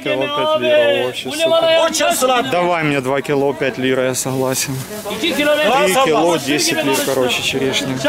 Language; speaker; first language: Russian; native; Russian